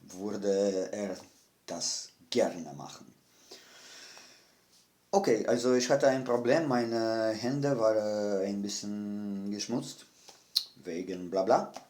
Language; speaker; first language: German; non-native, fluent; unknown